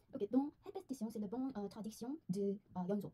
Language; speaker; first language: French; non-native, learner; Korean